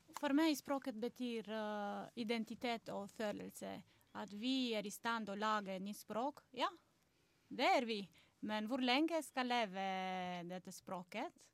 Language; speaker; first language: Norwegian; non-native, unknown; Romanian